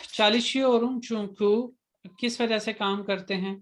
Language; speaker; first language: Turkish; non-native, fluent; Urdu